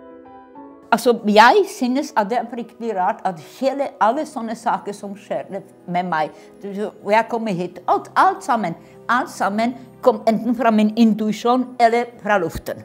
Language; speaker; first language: Norwegian; non-native, fluent; Czech